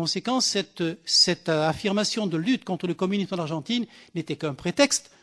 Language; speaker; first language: French; native; French